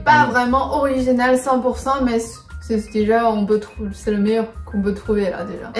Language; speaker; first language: French; non-native, learner; Chinese